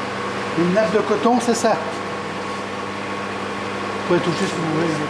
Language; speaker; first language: French; native; French